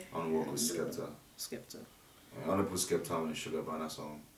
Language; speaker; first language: English; non-native, local second language; Yoruba